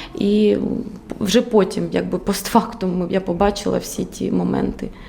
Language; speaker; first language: Ukrainian; native; Ukrainian